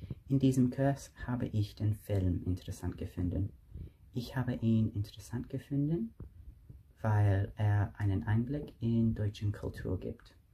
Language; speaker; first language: German; non-native, learner; English